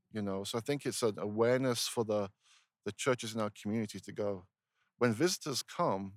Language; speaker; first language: English; native; English